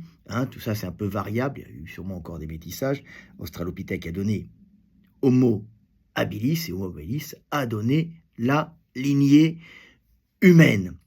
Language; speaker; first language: French; native; French